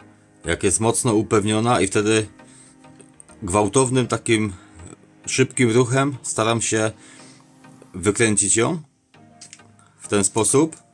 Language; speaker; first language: Polish; native; Polish